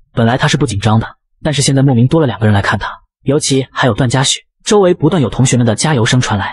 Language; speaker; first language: Chinese; native; Chinese